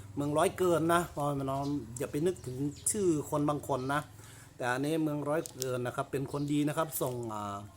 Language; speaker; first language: Thai; non-native, local second language; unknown